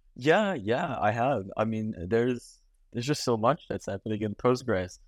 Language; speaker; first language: English; native; English